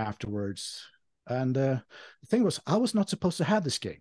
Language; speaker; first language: English; non-native, fluent; Swedish